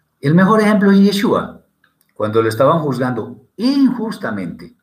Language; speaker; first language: Spanish; native; Spanish